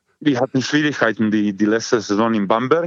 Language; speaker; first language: German; non-native, learner; Croatian